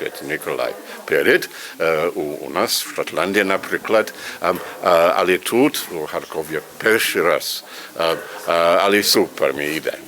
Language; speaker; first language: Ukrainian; non-native, learner; English